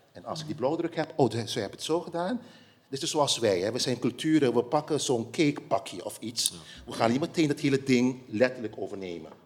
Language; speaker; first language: Dutch; non-native, local second language; Papiamento